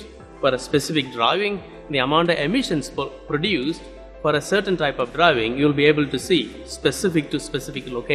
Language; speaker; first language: English; non-native, fluent; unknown